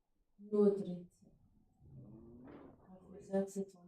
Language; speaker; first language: German; non-native, learner; Portuguese